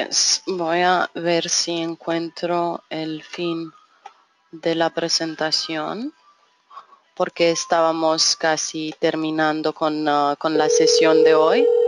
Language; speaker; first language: Spanish; non-native, fluent; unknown